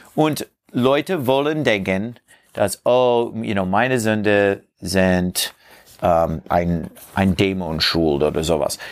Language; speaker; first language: German; non-native, learner; English